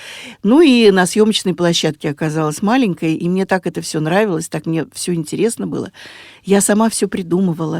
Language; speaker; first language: Russian; native; Russian